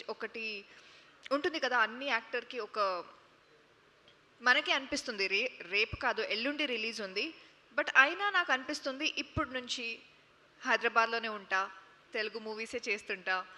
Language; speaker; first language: Telugu; non-native, local second language; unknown